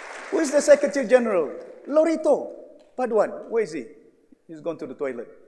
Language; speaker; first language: English; non-native, local second language; Malay